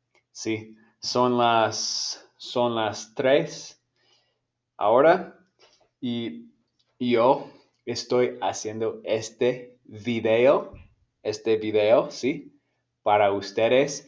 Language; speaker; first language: Spanish; non-native, fluent; English